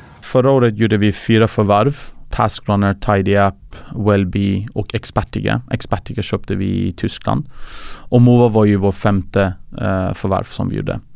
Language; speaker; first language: Swedish; early bilingual, other home language; Persian